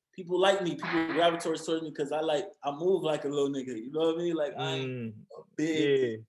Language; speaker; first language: English; native; English